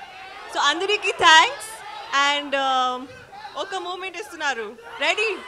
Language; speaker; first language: Telugu; non-native, learner; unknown